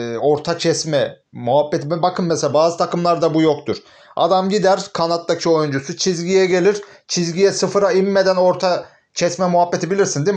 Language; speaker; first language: Turkish; native; Turkish